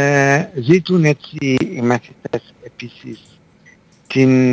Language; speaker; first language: Greek; non-native, fluent; French